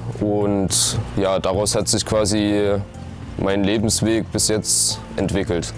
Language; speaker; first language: German; native; German